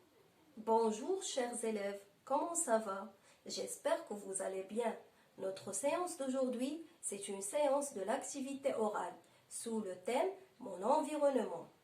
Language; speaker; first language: French; non-native, local second language; Arabic